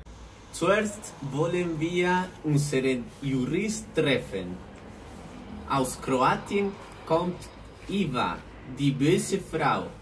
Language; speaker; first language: German; non-native, learner; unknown